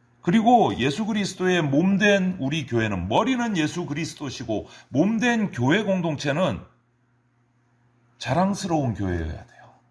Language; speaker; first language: Korean; native; Korean